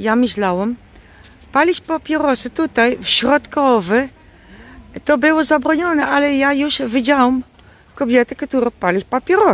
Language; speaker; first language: Polish; non-native, learner; Dutch